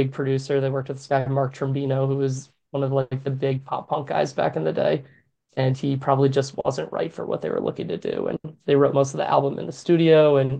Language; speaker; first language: English; native; English